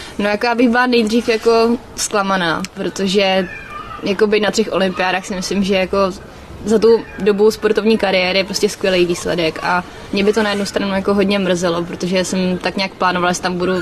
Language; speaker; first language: Czech; native; Czech